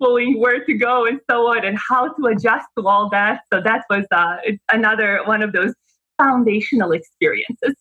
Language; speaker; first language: English; non-native, fluent; Bosnian